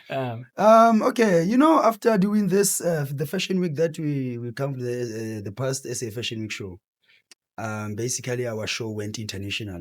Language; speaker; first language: English; non-native, local second language; Southern Sotho